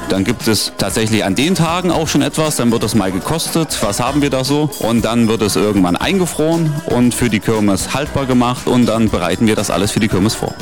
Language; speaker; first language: German; native; German